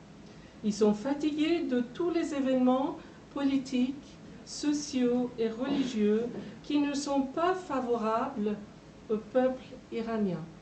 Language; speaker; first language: French; non-native, fluent; Persian